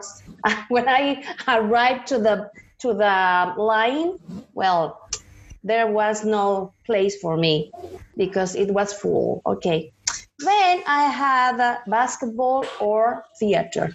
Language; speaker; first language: English; non-native, learner; Spanish